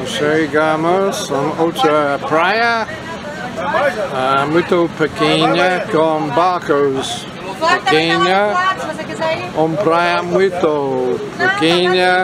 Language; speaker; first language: Portuguese; non-native, learner; English